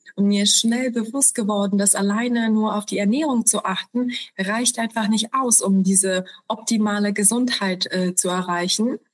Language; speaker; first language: German; early bilingual, other home language; Polish